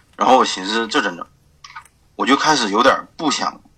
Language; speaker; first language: Chinese; native; Chinese